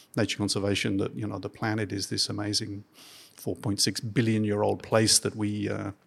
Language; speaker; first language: English; native; English